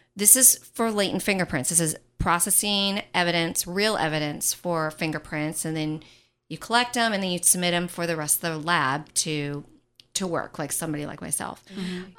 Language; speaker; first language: English; native; English